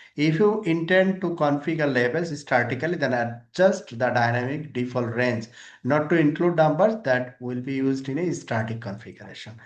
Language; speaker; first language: English; non-native, local second language; Bangla